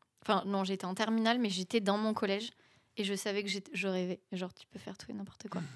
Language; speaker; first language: French; native; French